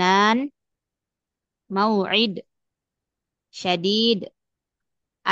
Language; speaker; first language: Arabic; non-native, learner; Indonesian